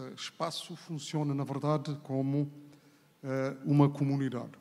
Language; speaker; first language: Portuguese; non-native, local second language; Kabuverdianu